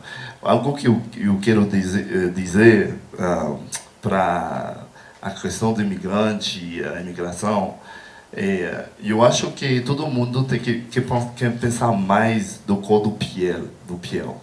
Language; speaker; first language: Portuguese; non-native, learner; Haitian Creole